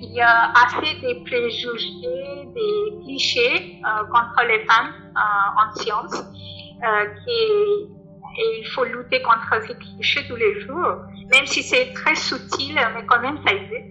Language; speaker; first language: French; non-native, fluent; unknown